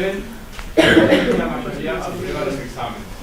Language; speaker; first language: Spanish; native; Spanish